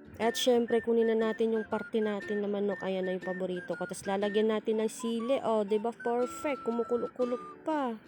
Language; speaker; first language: Filipino; non-native, local second language; Bikol